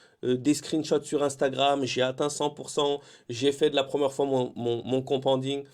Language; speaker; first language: French; native; French